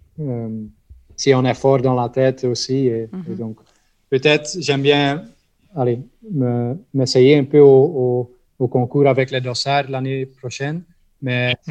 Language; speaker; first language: French; non-native, local second language; Dutch